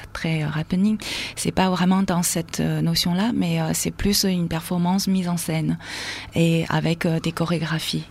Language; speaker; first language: French; non-native, fluent; Chinese